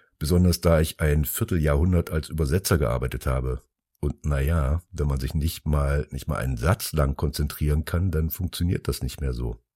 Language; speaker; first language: German; early bilingual, other home language; Finnish